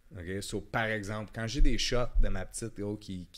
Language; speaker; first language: French; native; French